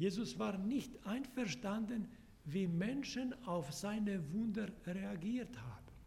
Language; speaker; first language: German; non-native, fluent; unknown